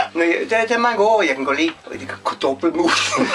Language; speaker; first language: Danish; non-native, learner; Polish